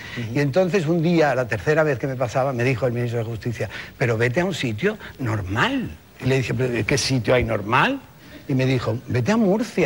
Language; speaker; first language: Spanish; native; Spanish